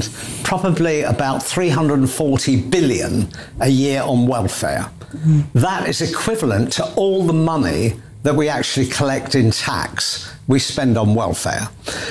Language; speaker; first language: English; native; English